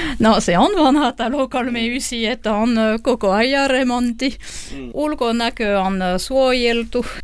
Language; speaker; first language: Finnish; non-native, learner; French